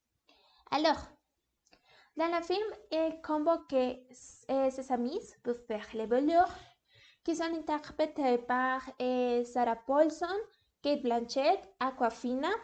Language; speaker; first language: French; non-native, learner; English